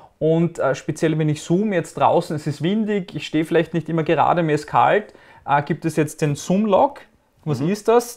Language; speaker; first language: German; native; German